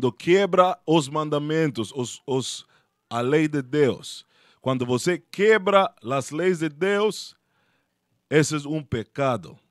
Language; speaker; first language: Portuguese; non-native, fluent; Spanish